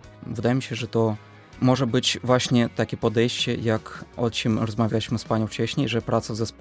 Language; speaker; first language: Polish; non-native, fluent; Russian